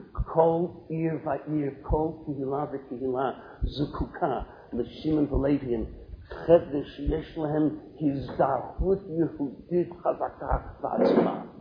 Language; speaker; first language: Hebrew; non-native, fluent; English